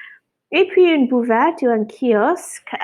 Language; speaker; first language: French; non-native, fluent; English